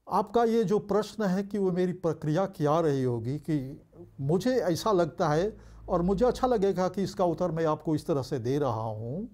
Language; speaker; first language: Hindi; early bilingual, heritage; Bhojpuri